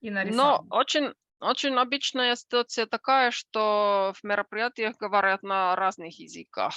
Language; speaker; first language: Russian; non-native, fluent; Finnish